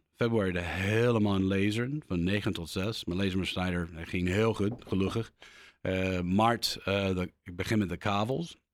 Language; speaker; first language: Dutch; non-native, learner; English